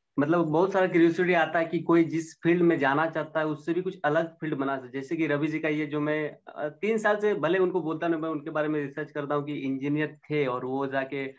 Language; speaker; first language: Hindi; native; Hindi